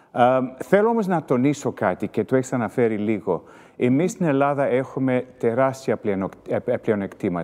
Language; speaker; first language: Greek; early bilingual, heritage; Greek